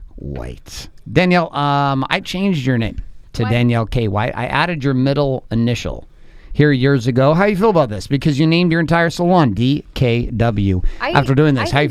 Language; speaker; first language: English; native; English